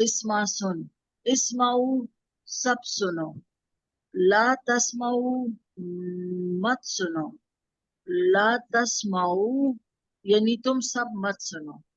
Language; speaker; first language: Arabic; non-native, learner; Urdu